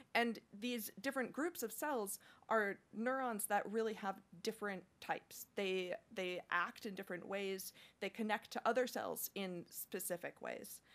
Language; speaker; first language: English; native; English